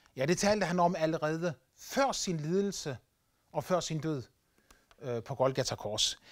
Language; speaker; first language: Danish; native; Danish